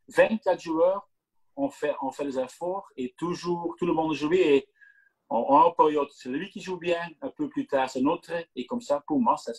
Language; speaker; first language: French; non-native, local second language; Dutch